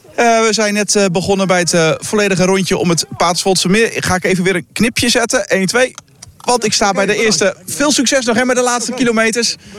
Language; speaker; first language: Dutch; native; Dutch